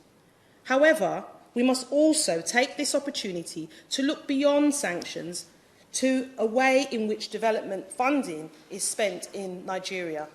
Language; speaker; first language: English; native; English